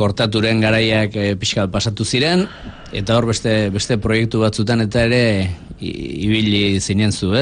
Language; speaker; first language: Basque; native; Basque